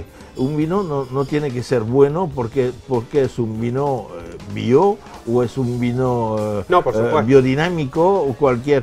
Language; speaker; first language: Spanish; non-native, fluent; French